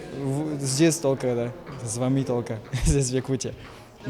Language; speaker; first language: Russian; non-native, learner; French